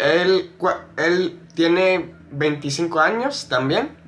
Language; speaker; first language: Portuguese; non-native, learner; English